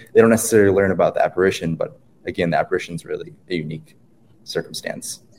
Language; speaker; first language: English; native; English